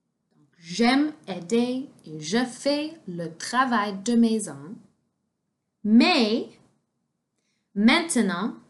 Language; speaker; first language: French; non-native, fluent; English